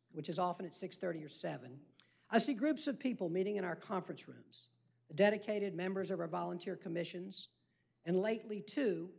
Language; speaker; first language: English; native; English